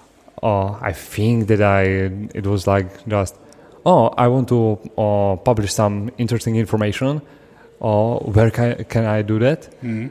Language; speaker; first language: English; non-native, fluent; Slovak